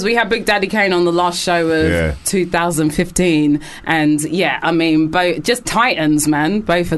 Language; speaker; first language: English; native; English